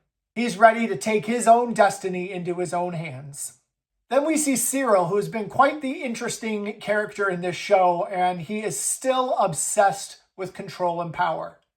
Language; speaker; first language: English; native; English